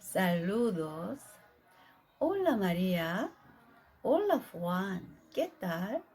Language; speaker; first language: Spanish; non-native, fluent; Korean